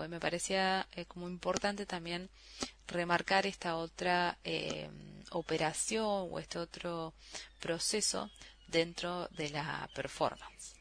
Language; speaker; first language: Spanish; native; Spanish